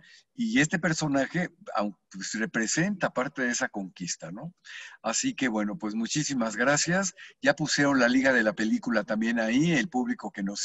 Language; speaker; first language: Spanish; native; Spanish